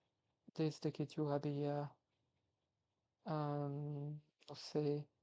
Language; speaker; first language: Spanish; non-native, learner; Portuguese